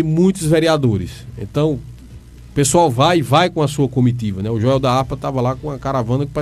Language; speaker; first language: Portuguese; native; Portuguese